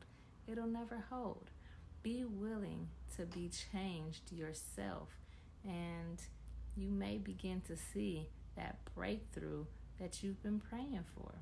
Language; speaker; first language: English; native; English